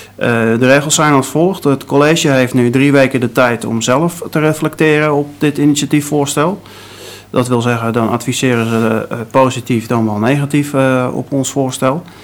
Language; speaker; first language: Dutch; native; Dutch